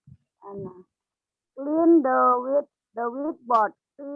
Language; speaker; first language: English; non-native, learner; Indonesian